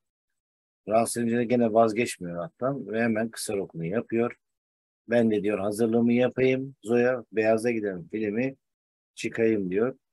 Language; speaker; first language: Turkish; native; Turkish